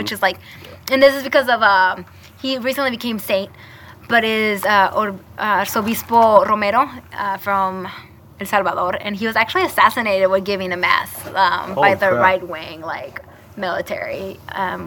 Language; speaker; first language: English; non-native, fluent; Spanish